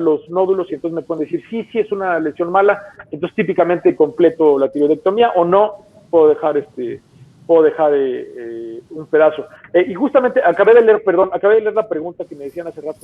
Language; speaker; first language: Spanish; native; Spanish